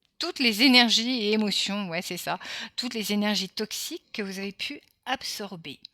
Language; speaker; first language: French; early bilingual, other home language; Portuguese